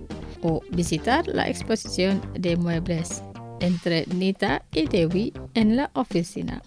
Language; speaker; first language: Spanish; non-native, fluent; Indonesian